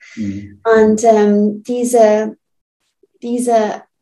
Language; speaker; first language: German; non-native, fluent; English